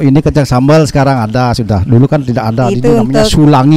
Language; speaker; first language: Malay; non-native, local second language; Balinese